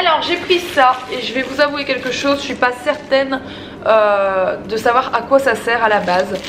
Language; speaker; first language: French; native; French